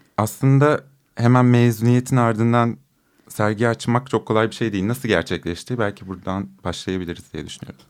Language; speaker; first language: Turkish; native; Turkish